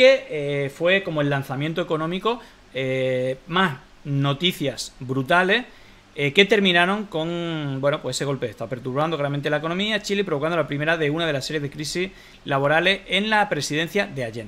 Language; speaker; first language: Spanish; native; Spanish